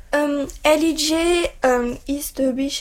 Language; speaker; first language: German; non-native, learner; French